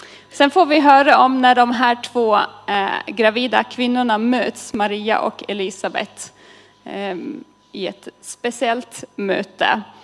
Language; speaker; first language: Swedish; native; Swedish